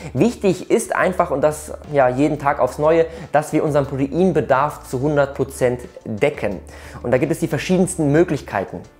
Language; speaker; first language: German; early bilingual, other home language; Polish